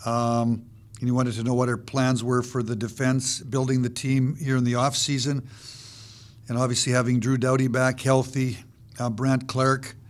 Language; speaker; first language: English; native; English